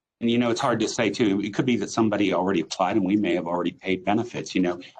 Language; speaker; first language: English; native; English